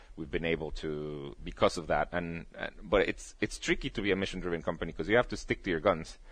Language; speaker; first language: English; early bilingual, other home language; Spanish